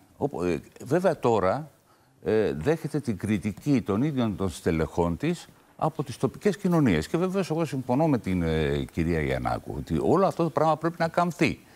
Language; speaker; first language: Greek; native; Greek